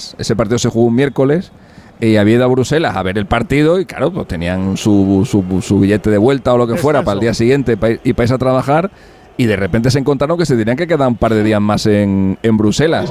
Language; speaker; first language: Spanish; native; Spanish